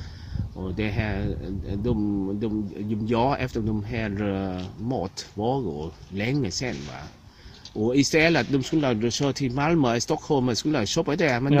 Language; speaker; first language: Swedish; non-native, learner; Vietnamese